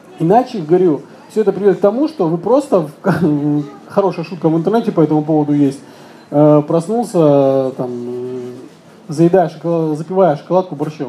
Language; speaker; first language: Russian; native; Russian